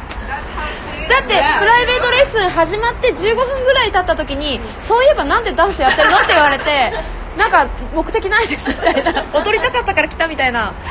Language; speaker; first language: Japanese; native; Japanese